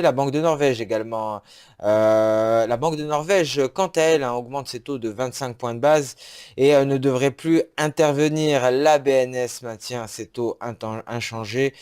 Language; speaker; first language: French; native; French